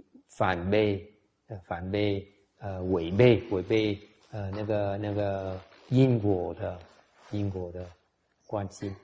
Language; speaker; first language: Chinese; non-native, fluent; Vietnamese